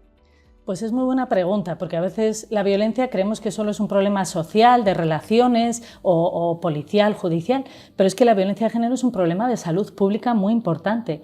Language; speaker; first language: Spanish; native; Spanish